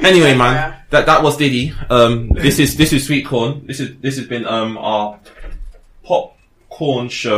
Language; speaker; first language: English; native; English